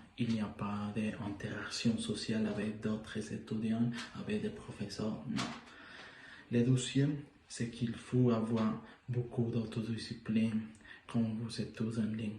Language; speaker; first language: French; non-native, learner; Spanish